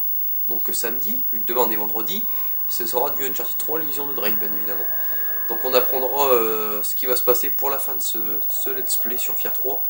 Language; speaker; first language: French; native; French